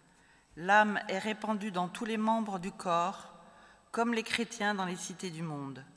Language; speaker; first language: French; native; French